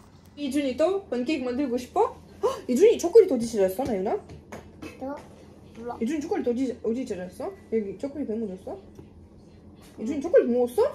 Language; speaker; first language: Korean; non-native, learner; Russian